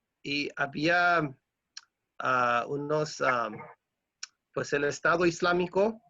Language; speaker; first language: Spanish; non-native, fluent; English